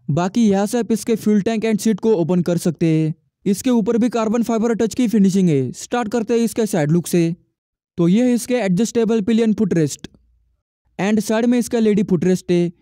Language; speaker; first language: Hindi; native; Hindi